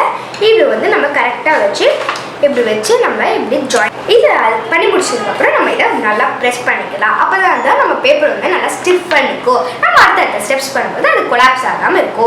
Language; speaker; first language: Tamil; native; Tamil